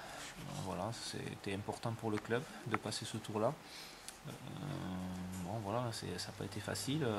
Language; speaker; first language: French; native; French